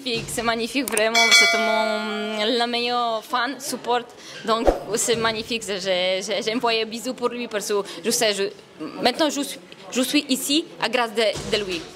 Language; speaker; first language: French; non-native, learner; Polish